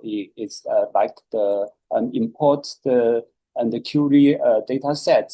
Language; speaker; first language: English; non-native, learner; Chinese